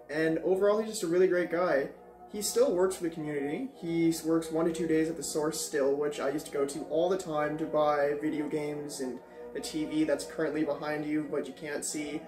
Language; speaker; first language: English; native; English